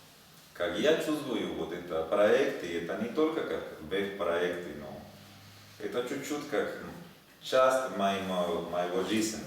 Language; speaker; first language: Russian; non-native, learner; Spanish